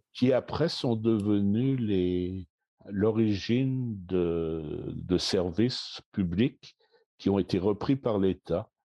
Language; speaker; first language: French; native; French